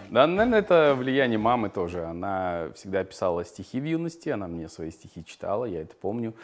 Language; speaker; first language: Russian; native; Russian